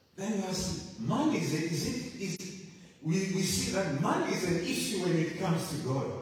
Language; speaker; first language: English; non-native, local second language; Shona